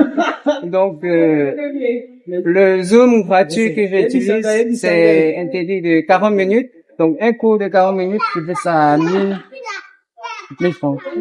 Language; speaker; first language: French; non-native, learner; Korean